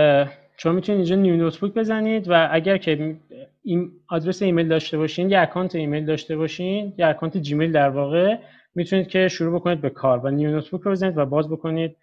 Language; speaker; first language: Persian; native; Persian